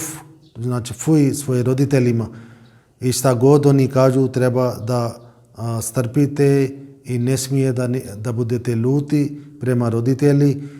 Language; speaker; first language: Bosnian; non-native, fluent; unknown